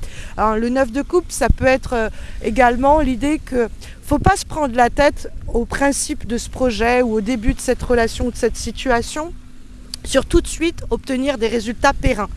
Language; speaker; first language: French; native; French